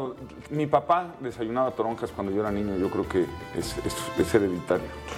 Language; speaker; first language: Spanish; native; Spanish